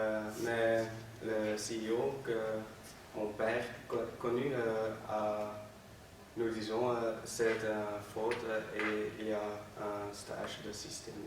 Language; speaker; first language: French; non-native, learner; Dutch